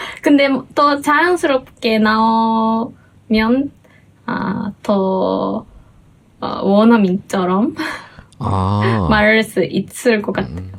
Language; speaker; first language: Korean; non-native, fluent; Japanese